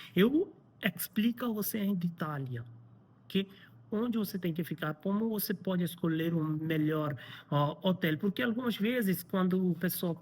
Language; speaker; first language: Portuguese; non-native, learner; Hindi